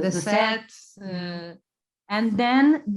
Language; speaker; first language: English; non-native, fluent; Portuguese